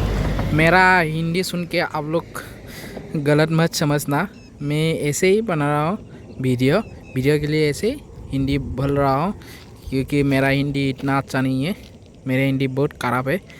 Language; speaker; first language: Hindi; non-native, local second language; Assamese